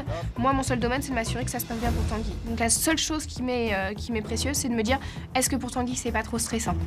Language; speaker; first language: French; native; French